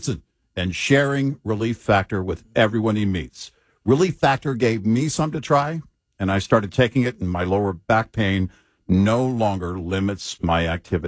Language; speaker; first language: English; native; English